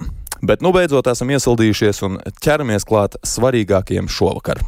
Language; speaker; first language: Latvian; native; Latvian